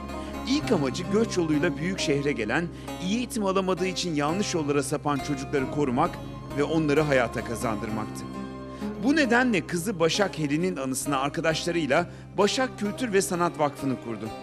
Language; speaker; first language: Turkish; native; Turkish